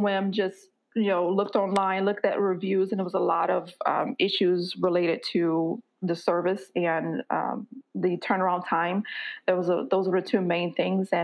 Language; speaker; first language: English; native; English